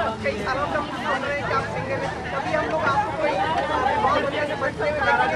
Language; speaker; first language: Hindi; native; Hindi